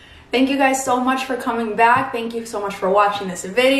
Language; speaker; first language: English; early bilingual, other home language; Spanish